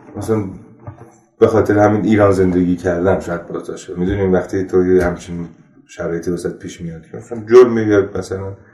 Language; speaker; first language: Persian; non-native, local second language; Armenian